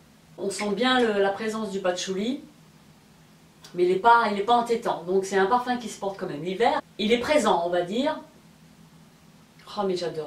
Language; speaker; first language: French; native; French